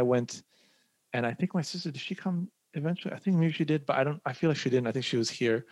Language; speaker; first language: English; early bilingual, other home language; Somali